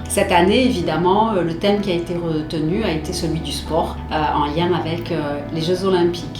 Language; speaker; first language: French; native; French